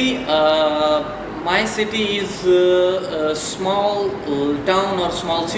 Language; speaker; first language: English; non-native, fluent; Urdu